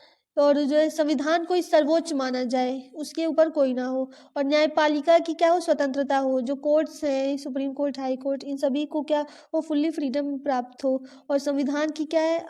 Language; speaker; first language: Hindi; native; Hindi